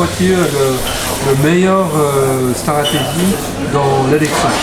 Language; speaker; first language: French; non-native, learner; Japanese